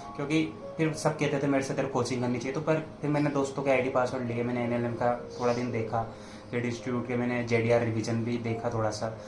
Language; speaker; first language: Hindi; native; Hindi